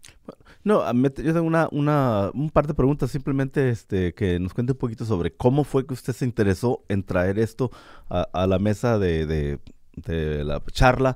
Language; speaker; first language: Spanish; native; Spanish